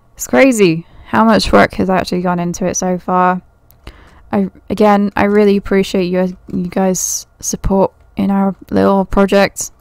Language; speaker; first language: English; native; English